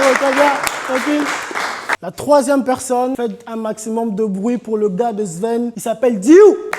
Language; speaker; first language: French; native; French